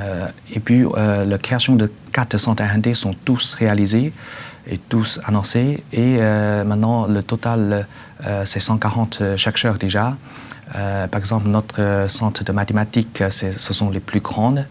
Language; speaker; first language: French; non-native, learner; Chinese